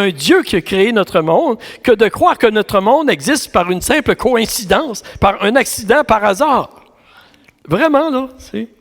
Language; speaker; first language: French; native; French